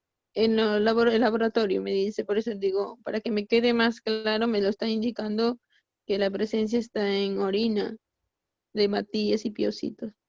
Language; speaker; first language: Spanish; native; Spanish